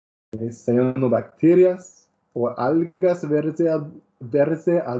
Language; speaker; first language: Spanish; non-native, learner; English